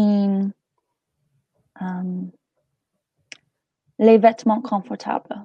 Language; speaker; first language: French; non-native, learner; English